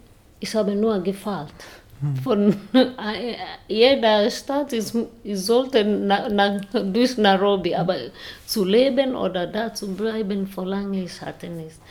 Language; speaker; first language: German; non-native, learner; Swahili